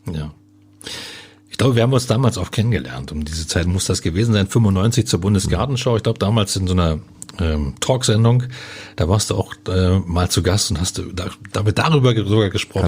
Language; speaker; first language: German; native; German